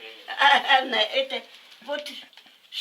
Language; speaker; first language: Russian; native; Russian